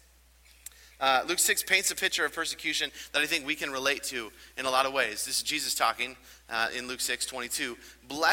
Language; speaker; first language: English; native; English